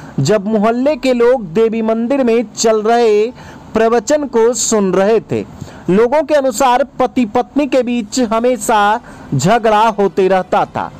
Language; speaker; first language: Hindi; native; Hindi